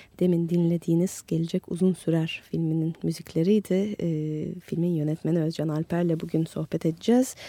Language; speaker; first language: Turkish; native; Turkish